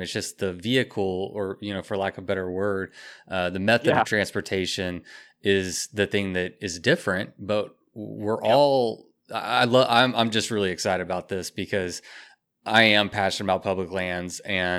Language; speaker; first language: English; native; English